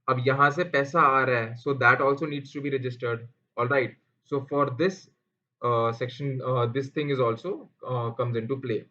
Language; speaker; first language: English; non-native, local second language; Hindi